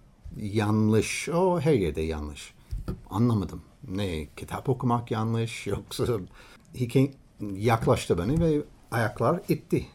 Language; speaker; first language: Turkish; non-native, learner; English